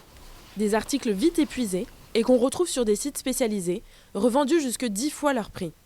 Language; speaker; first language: French; native; French